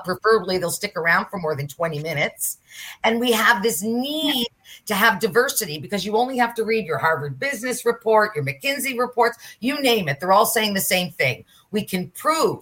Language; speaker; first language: English; native; English